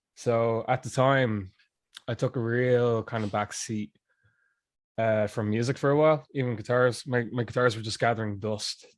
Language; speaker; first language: English; native; English